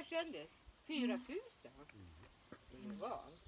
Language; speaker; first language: Swedish; native; Swedish